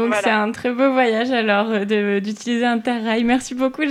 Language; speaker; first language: French; native; French